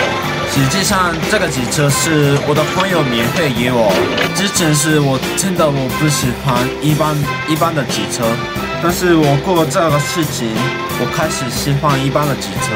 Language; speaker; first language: Chinese; non-native, learner; Japanese